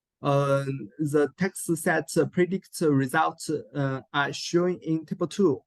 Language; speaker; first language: English; non-native, learner; Chinese